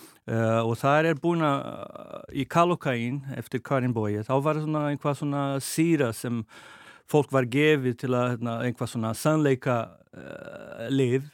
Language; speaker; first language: Icelandic; non-native, fluent; Portuguese